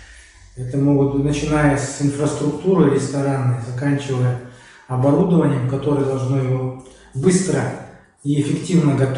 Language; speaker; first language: Russian; native; Russian